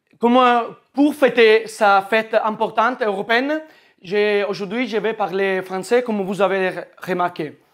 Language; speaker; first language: French; non-native, learner; Italian